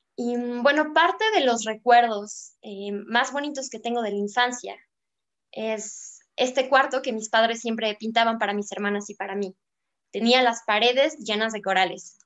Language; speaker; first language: Spanish; native; Spanish